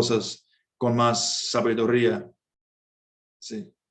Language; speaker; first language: Spanish; non-native, fluent; English